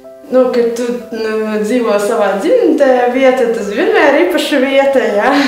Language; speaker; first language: Latvian; non-native, local second language; Russian